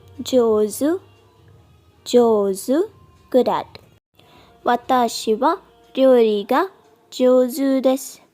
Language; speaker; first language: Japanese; non-native, fluent; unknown